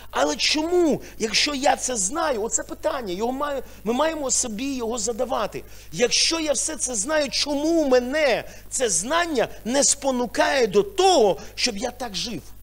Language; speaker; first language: Ukrainian; non-native, local second language; Russian